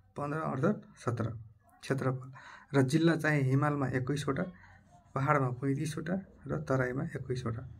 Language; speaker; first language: Nepali; non-native, local second language; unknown